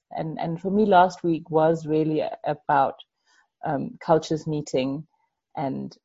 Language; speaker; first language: English; non-native, fluent; Danish